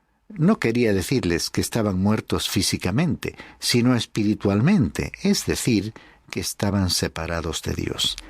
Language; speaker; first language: Spanish; native; Spanish